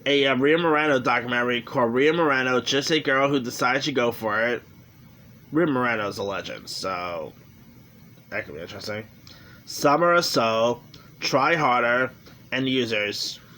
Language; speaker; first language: English; native; English